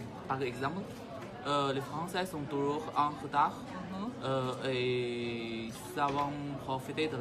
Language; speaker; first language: French; non-native, learner; Chinese